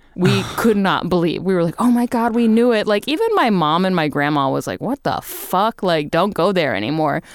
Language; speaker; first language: English; native; English